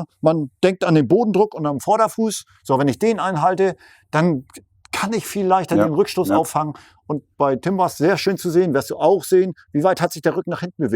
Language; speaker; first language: German; native; German